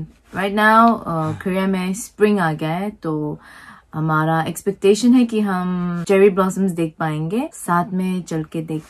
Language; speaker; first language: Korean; non-native, learner; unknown